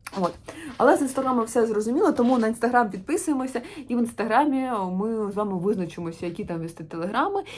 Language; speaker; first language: Ukrainian; non-native, local second language; Russian